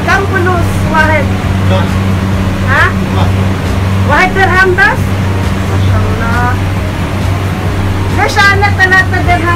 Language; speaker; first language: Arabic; non-native, learner; Filipino